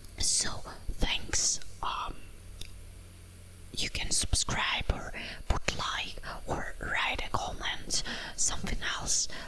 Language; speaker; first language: English; non-native, learner; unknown